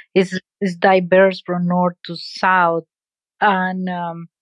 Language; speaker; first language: English; non-native, fluent; Spanish